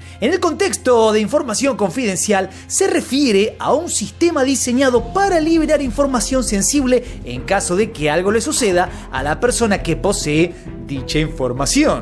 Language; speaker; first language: Spanish; native; Spanish